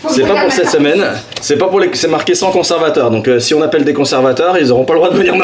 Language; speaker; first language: French; native; French